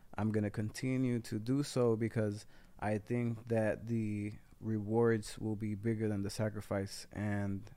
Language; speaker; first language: English; non-native, fluent; Spanish